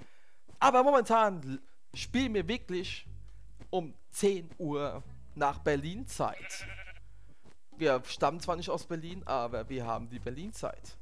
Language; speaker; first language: German; native; German